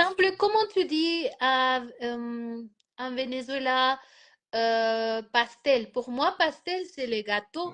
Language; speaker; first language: French; non-native, learner; Spanish